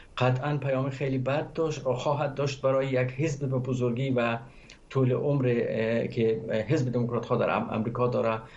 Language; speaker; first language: Persian; native; Persian